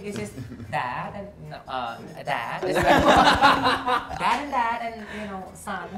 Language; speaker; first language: English; non-native, fluent; Thai